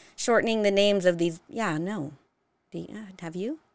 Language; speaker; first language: English; early bilingual, other home language; Spanish